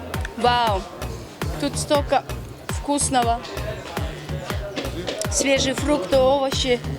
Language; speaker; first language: Russian; non-native, local second language; Tajik